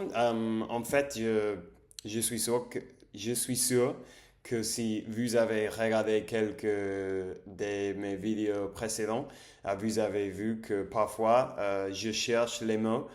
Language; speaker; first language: French; non-native, learner; English